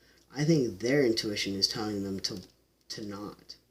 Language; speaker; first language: English; native; English